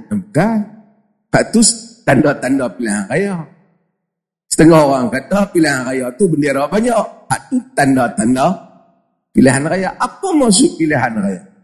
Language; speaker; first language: Malay; native; Malay